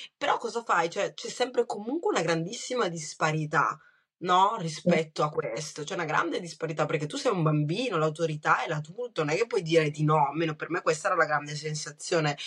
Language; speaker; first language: Italian; early bilingual, other home language; Kinyarwanda